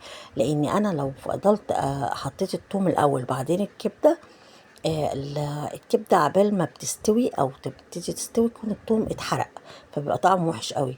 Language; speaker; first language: Arabic; native; Arabic